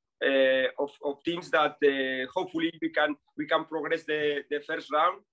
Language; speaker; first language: English; non-native, fluent; Spanish